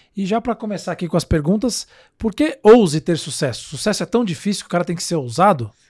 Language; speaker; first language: Portuguese; native; Portuguese